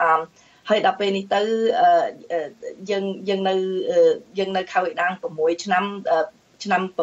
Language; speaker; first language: Khmer; early bilingual, heritage; Khmer